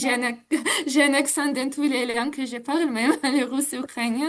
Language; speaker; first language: French; non-native, fluent; Ukrainian